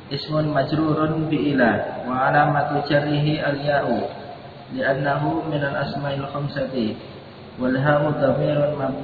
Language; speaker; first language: Arabic; non-native, learner; Indonesian